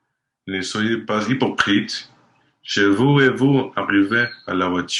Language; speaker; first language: French; non-native, learner; Spanish